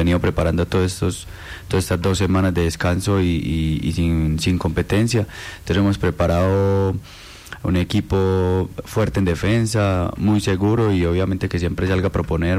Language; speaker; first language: Spanish; native; Spanish